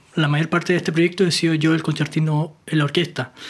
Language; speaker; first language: Spanish; native; Spanish